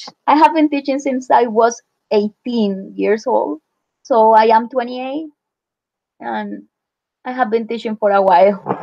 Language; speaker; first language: English; non-native, fluent; Spanish